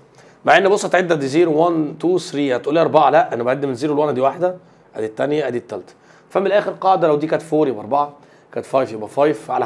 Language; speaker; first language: Arabic; native; Arabic